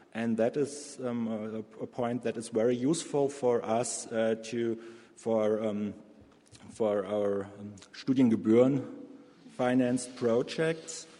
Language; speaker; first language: English; non-native, learner; German